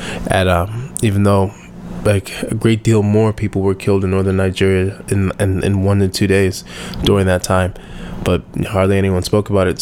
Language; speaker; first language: English; native; English